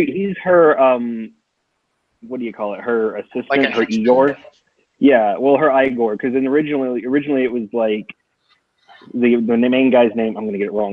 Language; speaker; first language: English; native; English